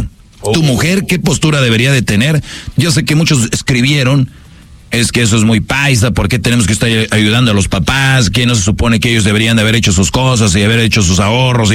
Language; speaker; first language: Spanish; native; Spanish